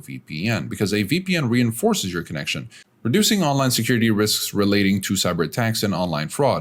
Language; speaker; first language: English; native; English